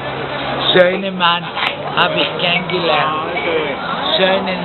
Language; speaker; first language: German; non-native, learner; Hebrew